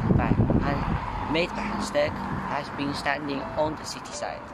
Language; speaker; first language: English; non-native, fluent; Chinese